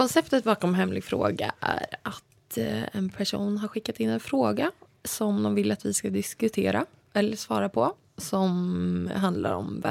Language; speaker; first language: Swedish; native; Swedish